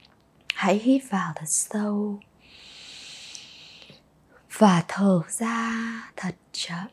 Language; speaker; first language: Vietnamese; native; Vietnamese